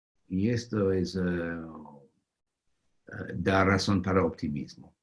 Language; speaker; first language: Spanish; non-native, fluent; English